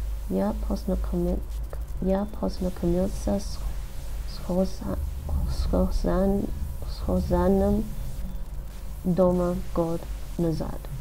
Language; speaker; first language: Russian; non-native, learner; English